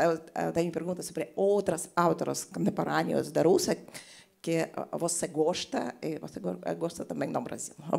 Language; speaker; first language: Portuguese; non-native, learner; Russian